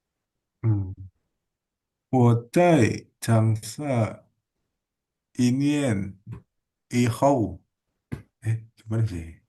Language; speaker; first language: Chinese; non-native, learner; Indonesian